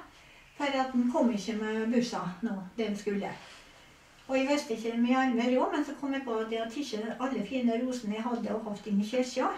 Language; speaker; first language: Norwegian; native; Norwegian